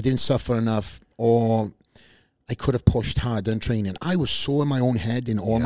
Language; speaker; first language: English; native; English